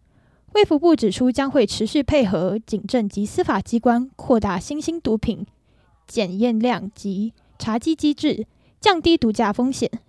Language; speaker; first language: Chinese; native; Chinese